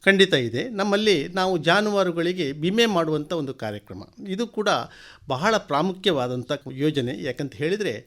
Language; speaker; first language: Kannada; native; Kannada